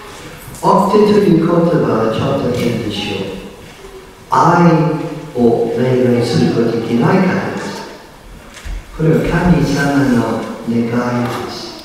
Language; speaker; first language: Japanese; non-native, fluent; English